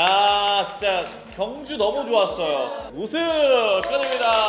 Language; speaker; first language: Korean; native; Korean